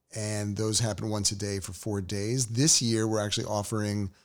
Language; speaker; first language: English; native; English